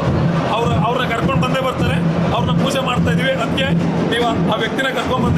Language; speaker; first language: Kannada; native; Kannada